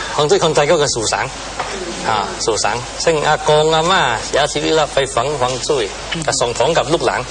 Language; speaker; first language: Thai; non-native, learner; Chinese